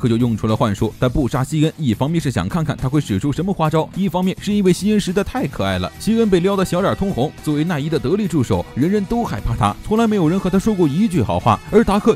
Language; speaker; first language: Chinese; native; Chinese